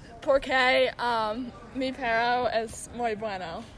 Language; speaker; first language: Spanish; non-native, learner; English